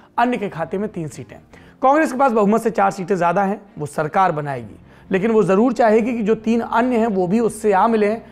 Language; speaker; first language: Hindi; native; Hindi